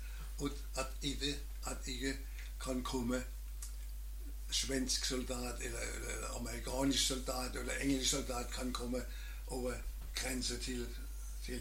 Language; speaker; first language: Danish; non-native, learner; German